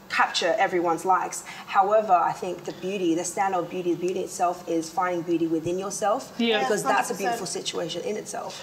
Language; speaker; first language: English; native; English